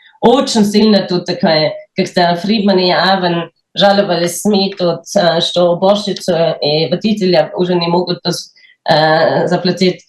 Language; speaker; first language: Russian; non-native, fluent; German